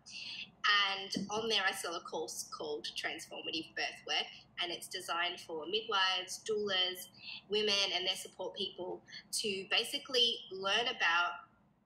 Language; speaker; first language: English; native; English